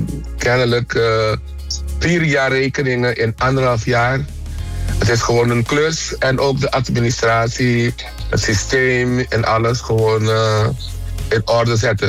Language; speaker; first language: Dutch; non-native, local second language; Papiamento